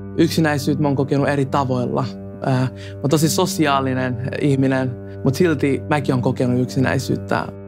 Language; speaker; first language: Finnish; early bilingual, other home language; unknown